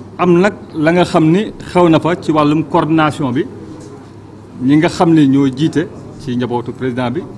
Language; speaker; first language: Wolof; non-native, local second language; Fula